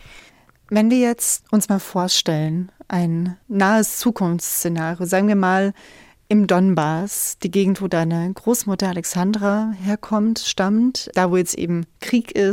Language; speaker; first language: German; native; German